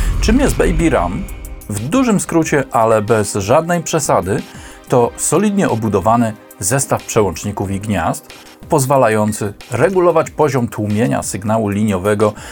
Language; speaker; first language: Polish; native; Polish